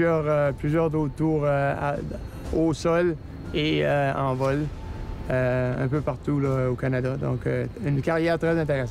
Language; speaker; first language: French; native; French